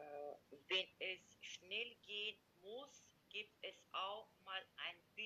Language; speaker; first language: German; non-native, learner; Macedonian